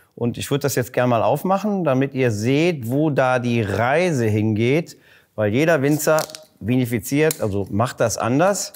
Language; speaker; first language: German; native; German